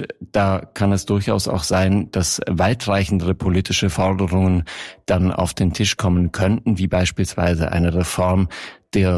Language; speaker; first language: German; native; German